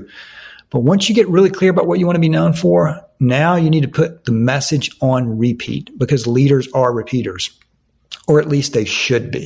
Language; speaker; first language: English; native; English